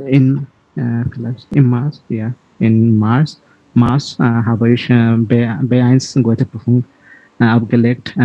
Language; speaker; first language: German; non-native, learner; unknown